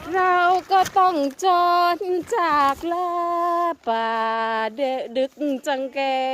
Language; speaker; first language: Thai; non-native, local second language; Northeastern Thai